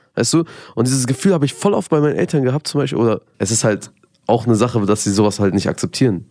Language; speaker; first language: German; early bilingual, other home language; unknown